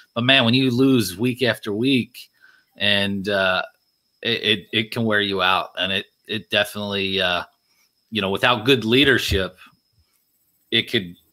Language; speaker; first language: English; native; English